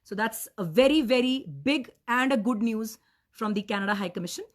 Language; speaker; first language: English; non-native, local second language; Punjabi